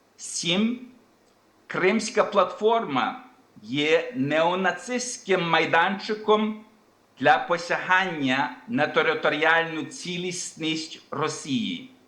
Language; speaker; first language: Ukrainian; early bilingual, heritage; Ukrainian